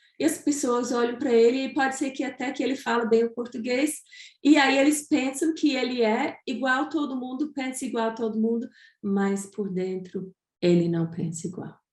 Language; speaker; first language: Portuguese; non-native, fluent; English